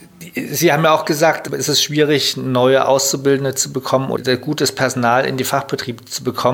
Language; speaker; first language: German; native; German